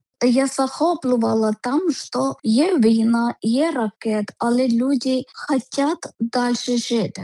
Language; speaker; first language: Ukrainian; non-native, learner; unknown